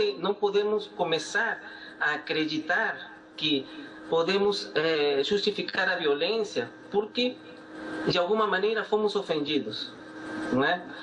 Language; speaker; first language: Portuguese; non-native, fluent; Spanish